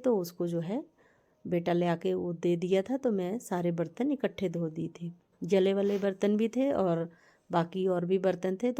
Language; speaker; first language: Hindi; native; Hindi